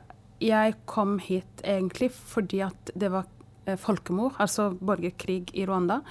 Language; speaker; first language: Swedish; non-native, fluent; Kinyarwanda